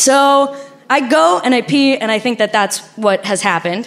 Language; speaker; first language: English; non-native, fluent; Spanish